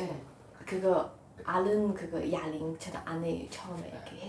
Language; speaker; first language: Korean; non-native, learner; Chinese